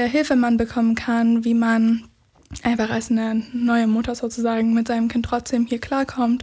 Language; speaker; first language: German; non-native, fluent; Persian